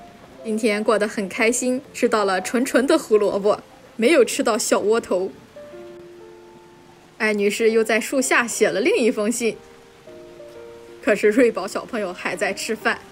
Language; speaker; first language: Chinese; native; Chinese